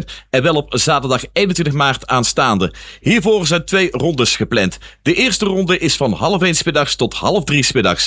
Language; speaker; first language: Dutch; native; Dutch